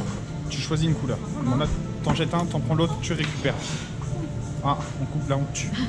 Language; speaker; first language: French; native; French